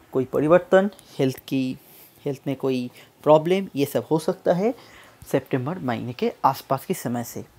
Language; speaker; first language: Hindi; non-native, local second language; Bangla